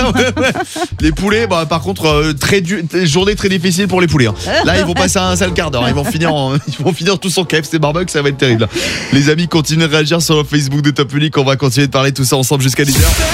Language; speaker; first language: French; native; French